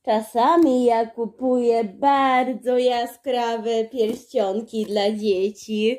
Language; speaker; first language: Polish; early bilingual, heritage; Polish